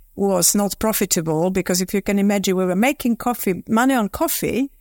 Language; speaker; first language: English; non-native, fluent; Polish